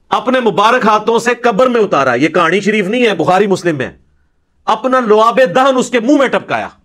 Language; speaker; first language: Urdu; non-native, local second language; Punjabi